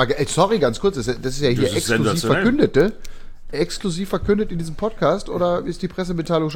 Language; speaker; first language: German; native; German